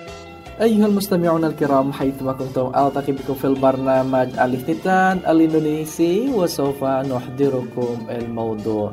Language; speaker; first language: Arabic; non-native, fluent; Indonesian